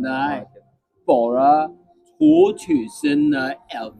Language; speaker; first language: Norwegian; non-native, learner; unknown